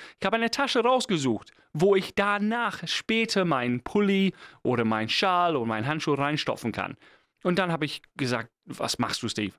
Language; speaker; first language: German; non-native, fluent; English